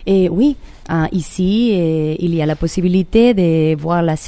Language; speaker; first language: French; non-native, learner; Spanish